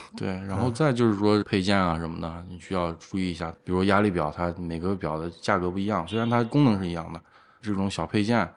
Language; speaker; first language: Chinese; native; Chinese